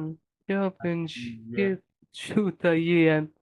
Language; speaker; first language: Chinese; non-native, learner; Bangla